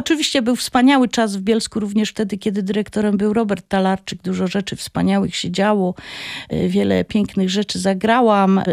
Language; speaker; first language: Polish; native; Polish